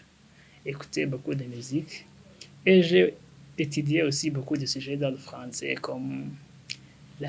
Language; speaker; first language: French; non-native, local second language; Kinyarwanda